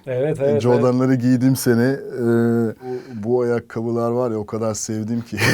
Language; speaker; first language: Turkish; non-native, fluent; French